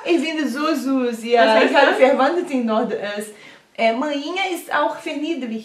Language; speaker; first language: German; non-native, learner; Portuguese